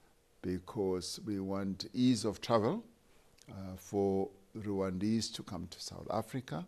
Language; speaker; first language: English; non-native, local second language; Venda